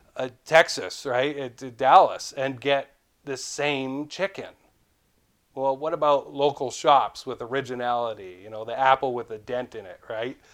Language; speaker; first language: English; native; English